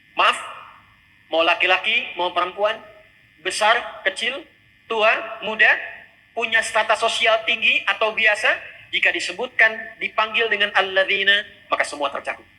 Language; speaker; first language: Indonesian; native; Indonesian